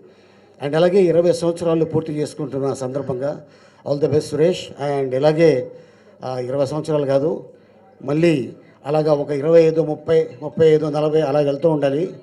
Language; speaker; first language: Telugu; native; Telugu